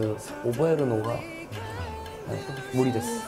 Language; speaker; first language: Japanese; non-native, learner; Korean